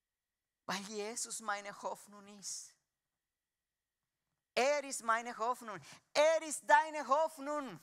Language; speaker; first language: German; non-native, fluent; Spanish